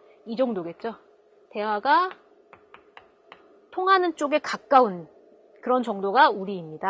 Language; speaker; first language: Korean; native; Korean